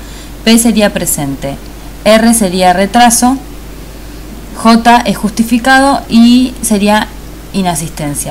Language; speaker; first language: Spanish; native; Spanish